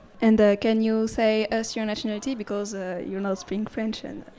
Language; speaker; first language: English; non-native, learner; French